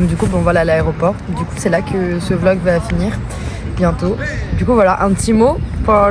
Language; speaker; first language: French; native; French